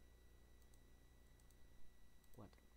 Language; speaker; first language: Spanish; native; Spanish